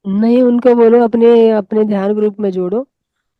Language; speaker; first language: Hindi; native; Hindi